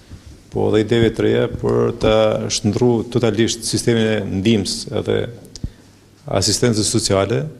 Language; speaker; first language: Albanian; native; Albanian